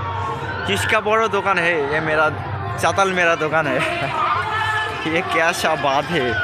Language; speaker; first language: Hindi; non-native, local second language; Bangla